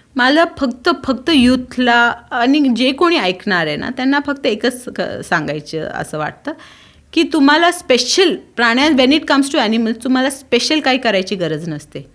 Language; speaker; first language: Marathi; non-native, local second language; Tulu